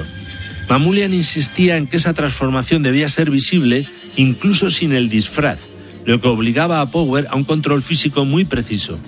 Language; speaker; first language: Spanish; native; Spanish